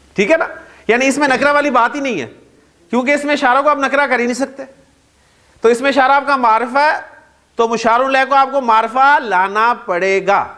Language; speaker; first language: Urdu; native; Urdu